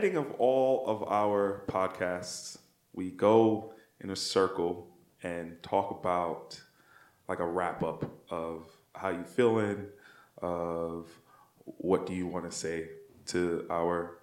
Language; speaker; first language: English; native; English